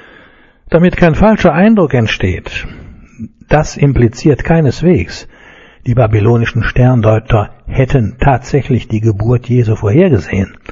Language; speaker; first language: German; native; German